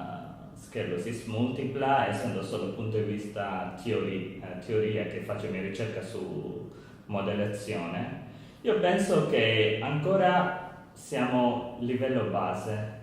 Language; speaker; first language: Italian; non-native, learner; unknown